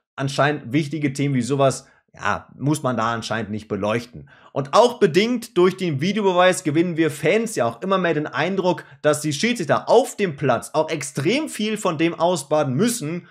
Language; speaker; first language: German; native; German